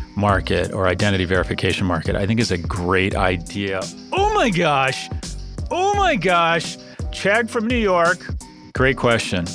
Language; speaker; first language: English; native; English